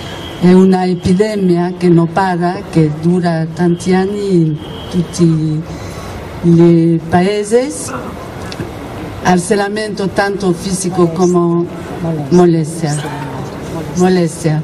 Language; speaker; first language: Italian; non-native, learner; Spanish